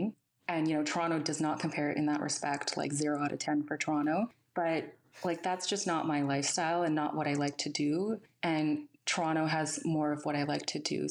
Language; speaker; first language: English; native; English